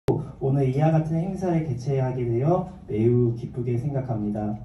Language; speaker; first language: Korean; native; Korean